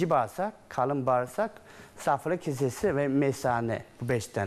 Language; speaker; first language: Turkish; non-native, learner; Chinese